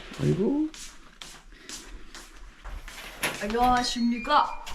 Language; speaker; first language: Korean; non-native, learner; Vietnamese